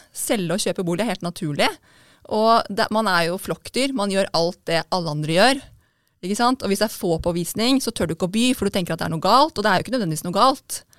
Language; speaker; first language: Norwegian; native; Norwegian